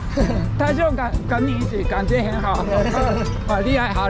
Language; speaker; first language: Chinese; non-native, learner; Japanese